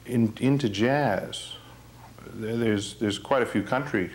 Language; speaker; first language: English; native; English